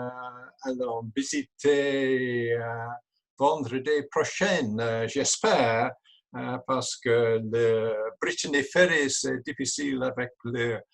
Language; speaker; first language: French; non-native, learner; English